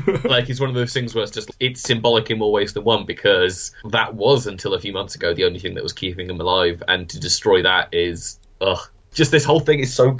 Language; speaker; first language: English; native; English